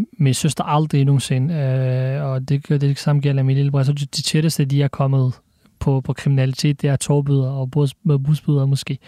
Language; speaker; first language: Danish; early bilingual, other home language; Arabic